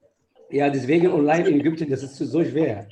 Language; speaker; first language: German; non-native, fluent; Arabic